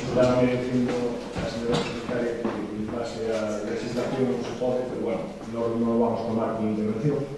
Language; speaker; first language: Spanish; non-native, local second language; Galician